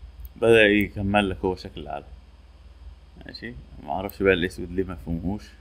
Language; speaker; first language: Arabic; native; Arabic